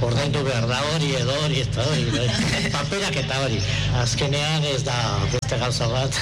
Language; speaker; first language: Basque; non-native, local second language; Spanish